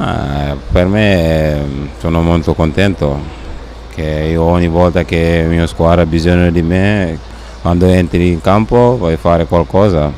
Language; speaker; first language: Italian; non-native, learner; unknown